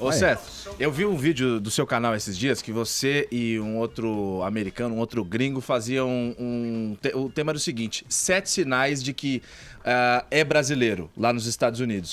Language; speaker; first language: Portuguese; native; Portuguese